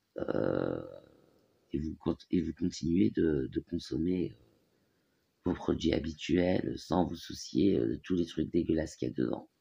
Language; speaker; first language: French; native; French